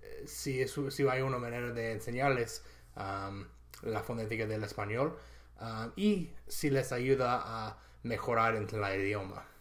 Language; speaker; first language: Spanish; non-native, fluent; English